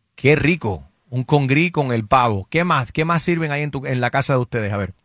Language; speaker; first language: Spanish; early bilingual, heritage; Spanish